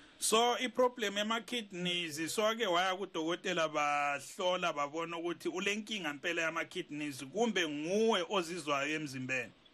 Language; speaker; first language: Zulu; native; Zulu